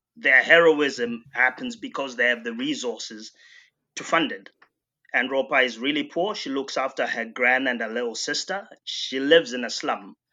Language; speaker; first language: English; non-native, local second language; Shona